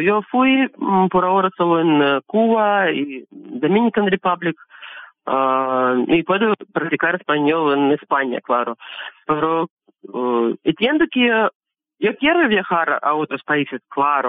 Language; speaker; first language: Spanish; non-native, learner; Russian